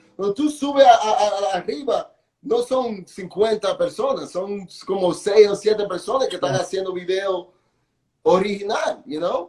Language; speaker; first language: Spanish; early bilingual, heritage; Spanish